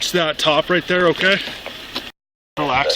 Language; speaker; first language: English; native; English